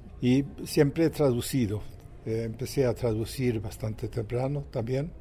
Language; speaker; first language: Spanish; non-native, fluent; Swedish